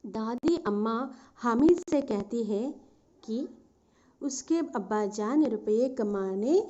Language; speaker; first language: Hindi; non-native, local second language; Telugu